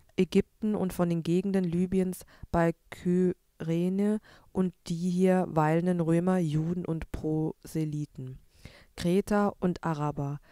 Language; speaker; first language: German; native; German